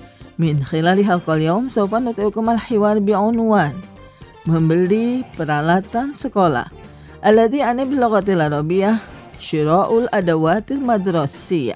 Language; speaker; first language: Arabic; non-native, fluent; Indonesian